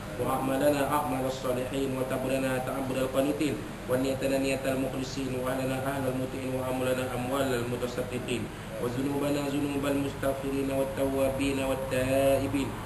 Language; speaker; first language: Arabic; non-native, fluent; Malay